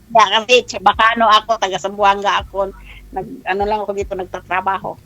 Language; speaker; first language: Filipino; non-native, local second language; Chavacano